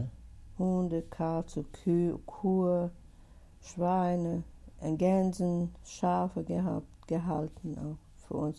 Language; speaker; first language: German; non-native, learner; Russian